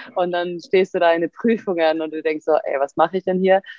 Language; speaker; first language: German; non-native, fluent; Swedish